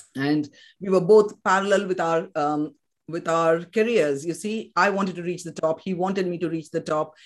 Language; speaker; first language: English; non-native, local second language; Kannada